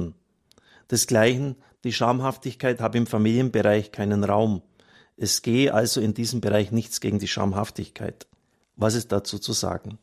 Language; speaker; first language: German; native; German